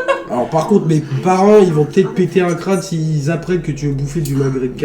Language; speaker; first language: French; native; French